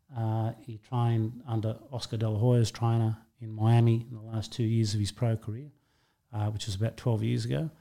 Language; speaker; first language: English; native; English